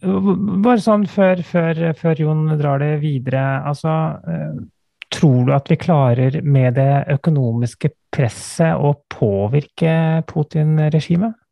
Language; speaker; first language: Norwegian; native; Norwegian